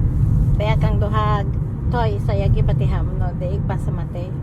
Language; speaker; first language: Danish; non-native, learner; Filipino